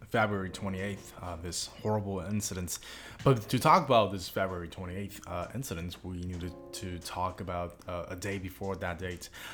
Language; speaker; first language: English; non-native, fluent; Chinese